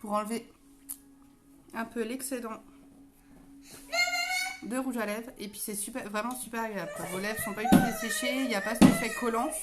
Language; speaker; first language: French; native; French